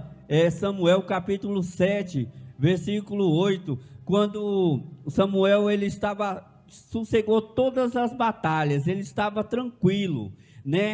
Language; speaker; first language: Portuguese; native; Portuguese